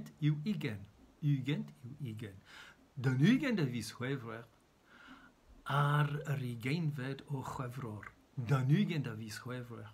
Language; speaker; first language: Welsh; native; Welsh